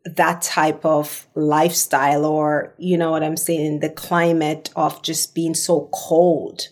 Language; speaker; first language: English; non-native, local second language; Jamaican Creole English